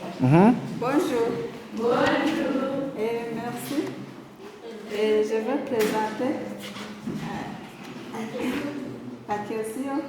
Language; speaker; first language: French; non-native, learner; Kinyarwanda